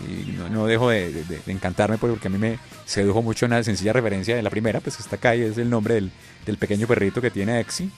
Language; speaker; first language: Spanish; native; Spanish